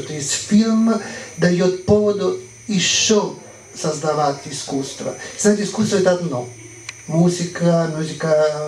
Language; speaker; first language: Russian; non-native, fluent; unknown